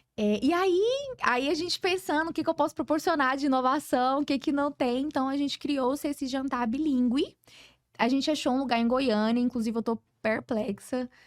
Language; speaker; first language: Portuguese; early bilingual, heritage; Portuguese